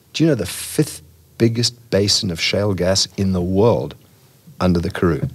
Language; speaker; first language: English; native; English